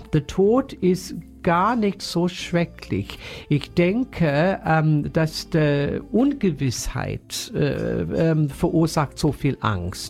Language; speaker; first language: German; non-native, fluent; English